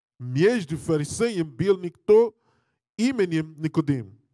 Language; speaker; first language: Russian; non-native, learner; English